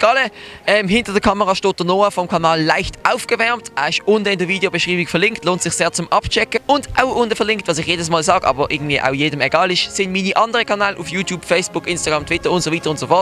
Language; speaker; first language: German; native; German